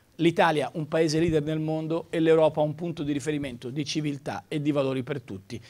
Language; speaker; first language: Italian; native; Italian